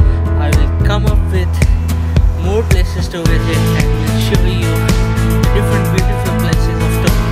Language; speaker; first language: English; non-native, local second language; Urdu